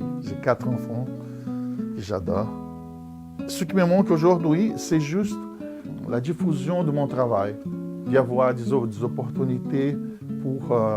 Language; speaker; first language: French; non-native, fluent; Portuguese